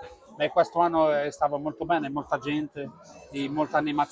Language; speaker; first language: Italian; non-native, learner; Portuguese